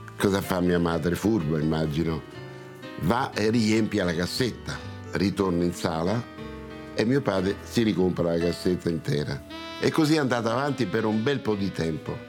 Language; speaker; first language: Italian; early bilingual, other home language; Russian